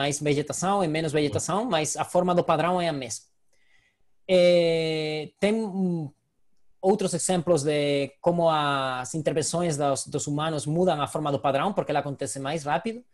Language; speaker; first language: Portuguese; non-native, fluent; Spanish